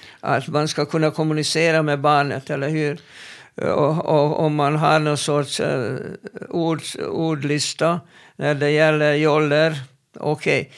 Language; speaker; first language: Swedish; non-native, fluent; Hebrew